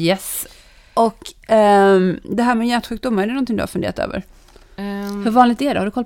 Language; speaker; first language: Swedish; native; Swedish